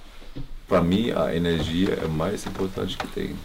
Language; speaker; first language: Portuguese; non-native, learner; German